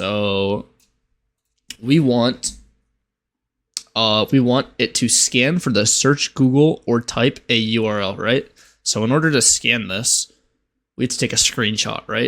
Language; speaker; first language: English; native; English